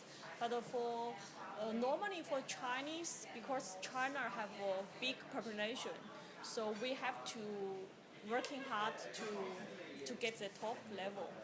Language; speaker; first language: English; non-native, learner; Chinese